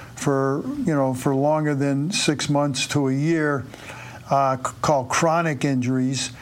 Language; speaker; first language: English; native; English